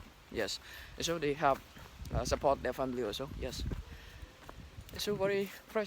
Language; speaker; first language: English; non-native, learner; Khmer